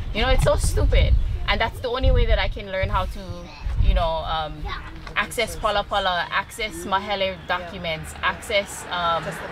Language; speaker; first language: English; native; English